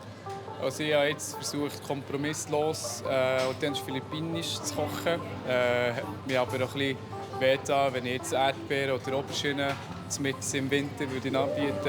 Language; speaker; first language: German; early bilingual, other home language; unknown